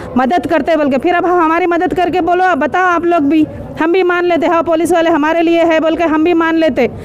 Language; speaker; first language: Hindi; non-native, local second language; Urdu